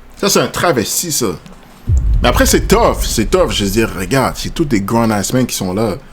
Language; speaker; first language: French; native; French